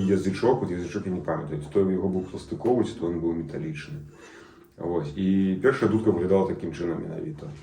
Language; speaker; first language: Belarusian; non-native, local second language; Russian